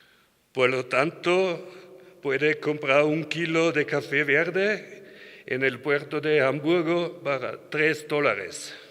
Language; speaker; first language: Spanish; non-native, learner; German